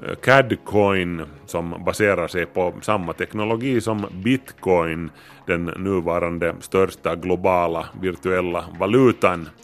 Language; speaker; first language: Swedish; native; Swedish